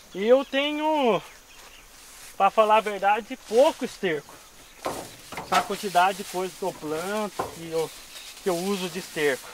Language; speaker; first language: Portuguese; native; Portuguese